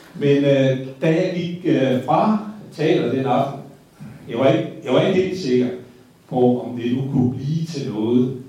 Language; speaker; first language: Danish; native; Danish